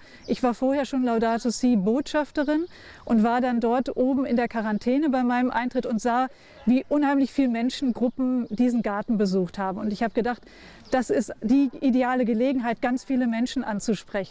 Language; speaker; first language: German; native; German